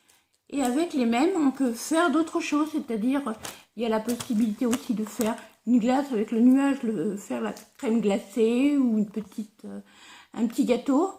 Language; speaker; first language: French; native; French